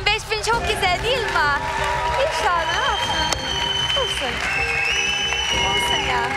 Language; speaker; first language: Turkish; non-native, learner; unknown